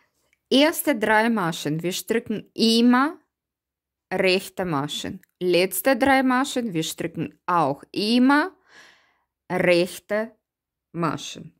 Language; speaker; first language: German; non-native, learner; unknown